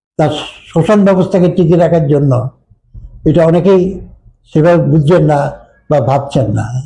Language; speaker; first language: Bangla; native; Bangla